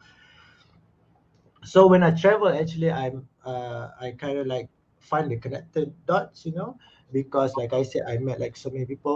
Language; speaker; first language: English; non-native, local second language; Malay